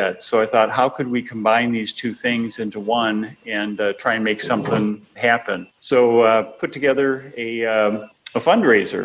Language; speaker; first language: English; native; English